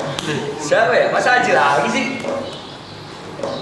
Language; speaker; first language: Indonesian; native; Indonesian